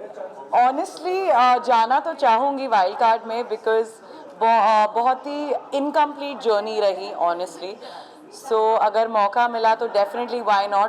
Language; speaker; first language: Hindi; native; Hindi